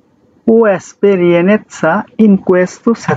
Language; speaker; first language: Italian; non-native, fluent; Bangla